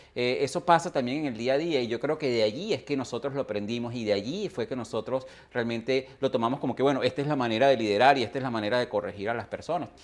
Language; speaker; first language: Spanish; native; Spanish